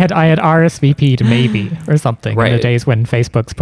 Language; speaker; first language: English; native; English